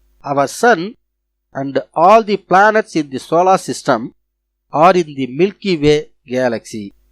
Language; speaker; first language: English; non-native, local second language; Tamil